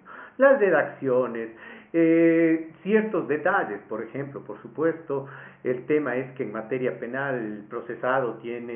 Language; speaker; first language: Spanish; native; Spanish